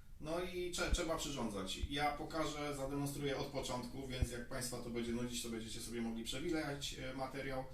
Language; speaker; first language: Polish; native; Polish